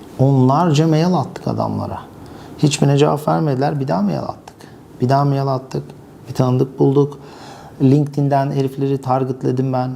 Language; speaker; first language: Turkish; early bilingual, other home language; English